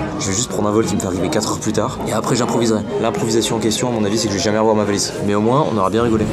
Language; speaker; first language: French; native; French